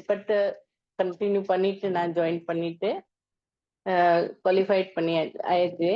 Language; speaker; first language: Tamil; non-native, learner; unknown